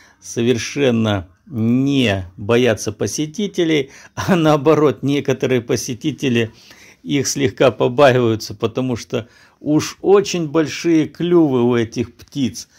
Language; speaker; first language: Russian; native; Russian